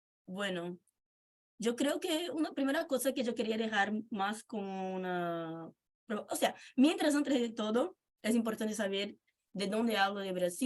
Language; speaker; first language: Spanish; non-native, fluent; Portuguese